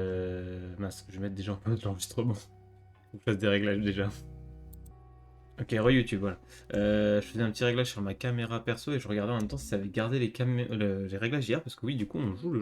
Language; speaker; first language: French; native; French